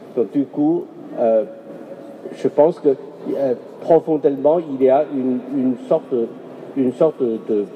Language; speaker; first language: French; non-native, fluent; Chinese